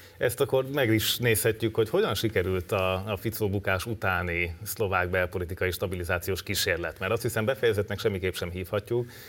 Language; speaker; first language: Hungarian; native; Hungarian